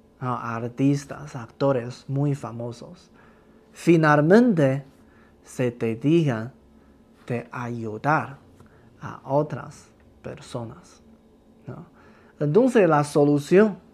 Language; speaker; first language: Spanish; non-native, learner; Chinese